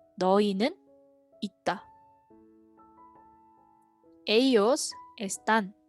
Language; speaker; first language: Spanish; non-native, fluent; Korean